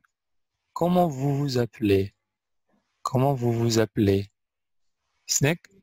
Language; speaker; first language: French; non-native, fluent; Albanian